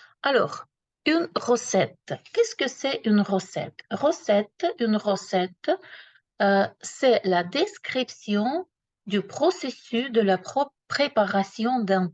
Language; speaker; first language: French; non-native, fluent; Ukrainian